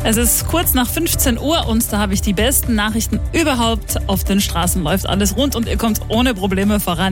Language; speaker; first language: German; native; German